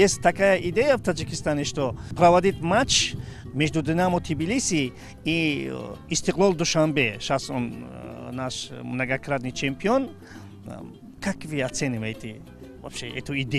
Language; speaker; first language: Russian; non-native, local second language; Tajik